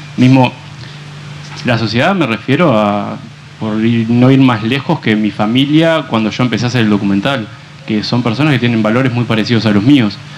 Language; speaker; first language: Spanish; native; Spanish